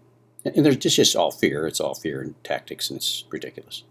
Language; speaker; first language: English; native; English